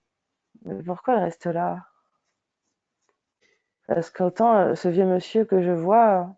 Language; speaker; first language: French; native; French